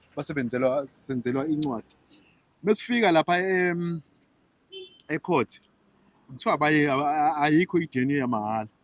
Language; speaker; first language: Zulu; native; Zulu